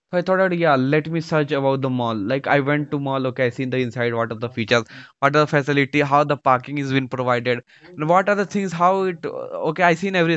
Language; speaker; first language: English; non-native, local second language; Hindi